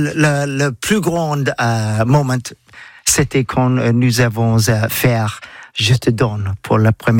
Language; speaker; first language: French; non-native, learner; English